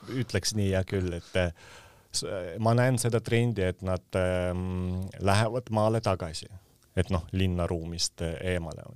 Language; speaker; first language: Estonian; non-native, local second language; Russian